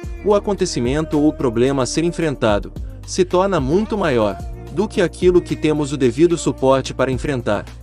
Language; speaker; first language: Portuguese; native; Portuguese